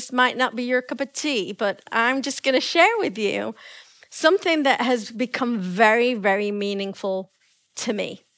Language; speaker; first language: English; native; English